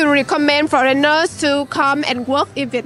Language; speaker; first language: English; non-native, learner; Vietnamese